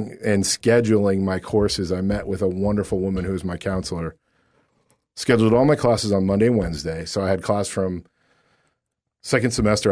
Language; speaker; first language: English; native; English